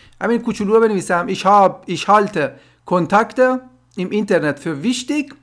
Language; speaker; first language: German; non-native, fluent; Persian